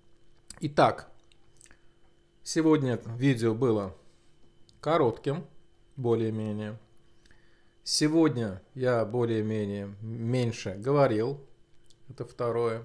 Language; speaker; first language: Russian; non-native, fluent; Azerbaijani